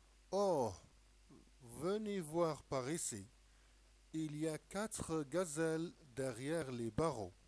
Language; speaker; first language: French; non-native, local second language; Arabic